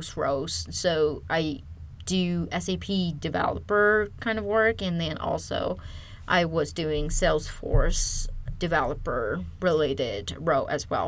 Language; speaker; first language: English; non-native, fluent; Chinese